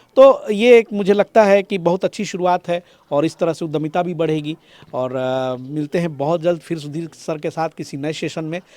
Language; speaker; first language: Hindi; native; Hindi